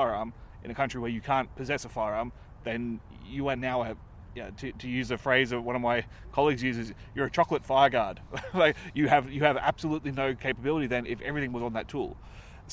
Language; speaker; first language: English; native; English